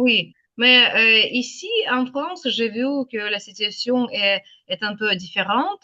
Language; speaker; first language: French; non-native, fluent; Ukrainian